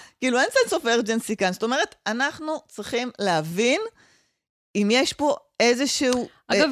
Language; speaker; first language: Hebrew; native; Hebrew